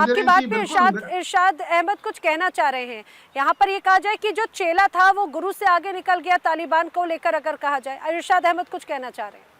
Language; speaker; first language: Hindi; native; Hindi